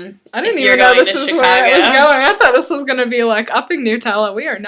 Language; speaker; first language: English; native; English